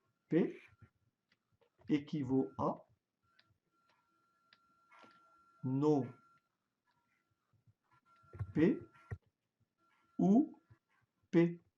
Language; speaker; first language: French; native; French